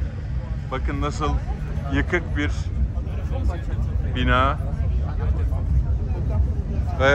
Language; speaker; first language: Turkish; native; Turkish